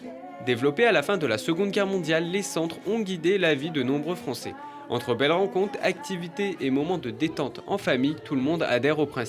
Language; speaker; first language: French; native; French